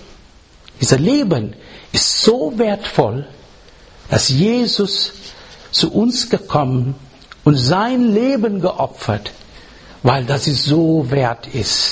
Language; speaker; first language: German; non-native, fluent; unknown